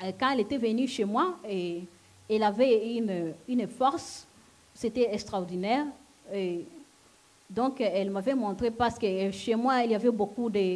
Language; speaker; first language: French; non-native, local second language; Lingala